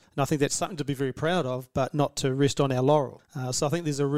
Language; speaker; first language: English; native; English